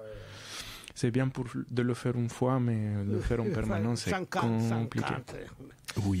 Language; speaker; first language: French; non-native, fluent; Spanish